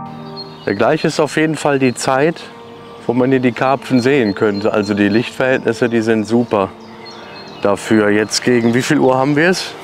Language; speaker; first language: German; native; German